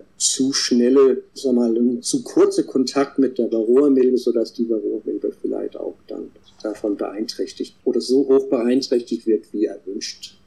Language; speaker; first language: German; non-native, fluent; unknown